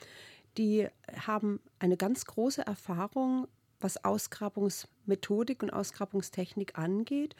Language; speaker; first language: German; native; German